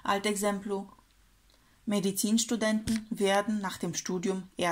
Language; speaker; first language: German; non-native, fluent; Romanian